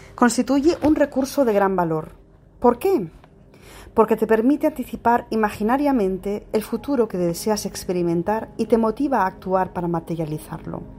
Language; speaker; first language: Spanish; non-native, local second language; Catalan